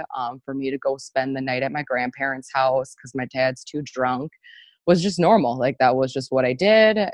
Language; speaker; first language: English; native; English